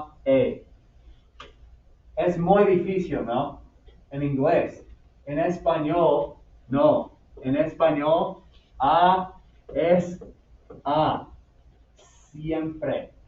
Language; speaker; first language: Spanish; non-native, fluent; English